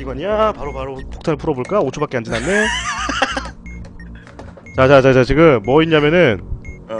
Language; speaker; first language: Korean; native; Korean